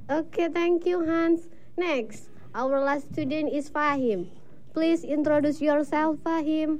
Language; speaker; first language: English; non-native, learner; Indonesian